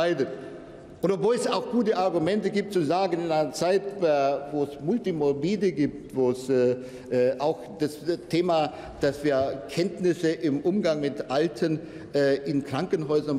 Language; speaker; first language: German; native; German